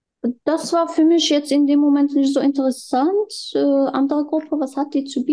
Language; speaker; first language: German; non-native, fluent; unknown